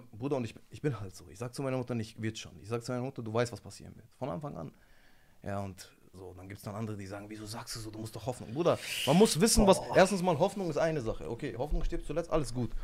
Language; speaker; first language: German; early bilingual, other home language; Albanian